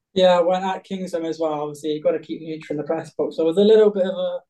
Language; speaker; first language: English; native; English